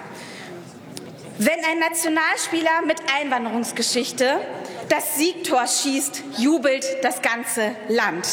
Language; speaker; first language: German; early bilingual, other home language; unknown